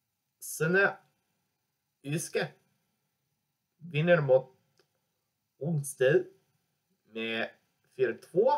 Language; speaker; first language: Swedish; non-native, learner; English